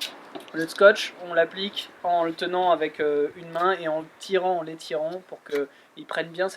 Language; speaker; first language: French; native; French